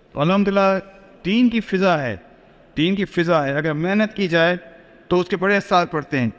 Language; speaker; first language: Urdu; non-native, local second language; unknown